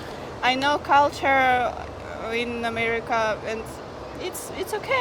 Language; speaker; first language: English; non-native, learner; Russian